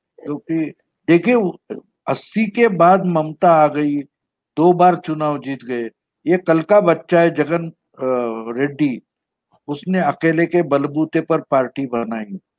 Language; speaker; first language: Hindi; non-native, local second language; Marathi